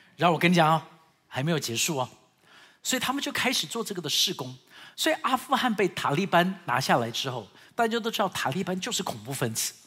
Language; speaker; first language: Chinese; early bilingual, heritage; Chinese